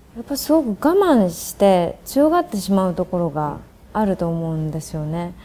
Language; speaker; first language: Japanese; native; Japanese